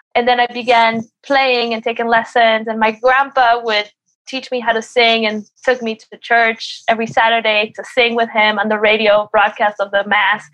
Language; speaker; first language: English; early bilingual, other home language; Spanish